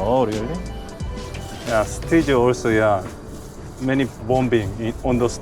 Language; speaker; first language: English; non-native, learner; Korean